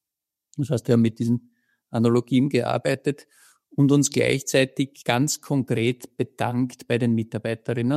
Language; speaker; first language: German; native; German